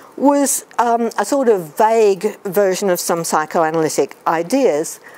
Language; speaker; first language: English; native; English